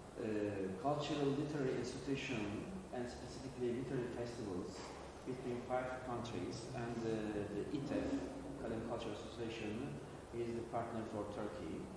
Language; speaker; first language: English; non-native, learner; Turkish